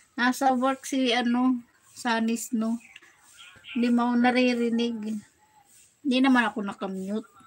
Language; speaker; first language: Filipino; non-native, local second language; Waray